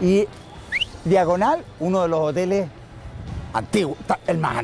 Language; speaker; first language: Spanish; native; Spanish